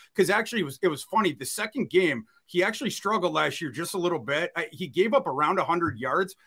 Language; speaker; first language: English; native; English